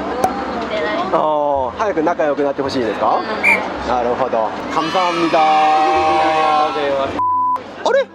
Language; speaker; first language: Japanese; non-native, fluent; Korean